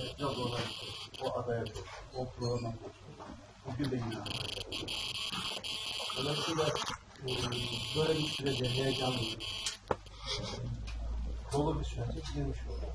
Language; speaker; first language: Turkish; native; Turkish